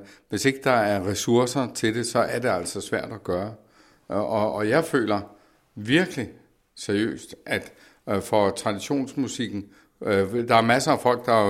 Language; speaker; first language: Danish; native; Danish